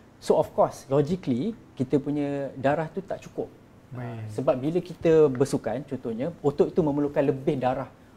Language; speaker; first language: Malay; native; Malay